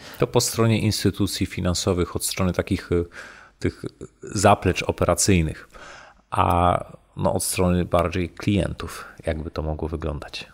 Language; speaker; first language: Polish; native; Polish